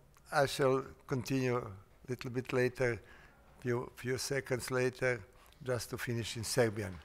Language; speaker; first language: English; non-native, fluent; Serbian